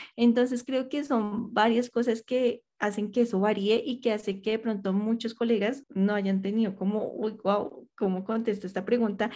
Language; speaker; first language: Spanish; native; Spanish